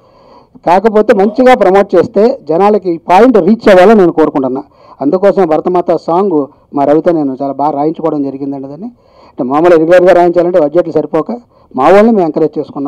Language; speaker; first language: Telugu; native; Telugu